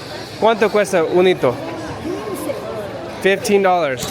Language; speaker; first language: Spanish; non-native, learner; English